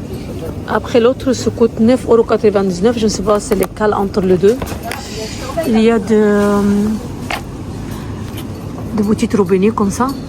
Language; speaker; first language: French; non-native, learner; Arabic